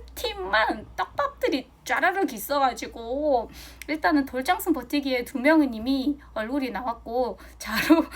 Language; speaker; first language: Korean; non-native, fluent; Mongolian